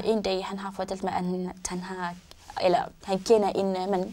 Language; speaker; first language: Danish; non-native, learner; Arabic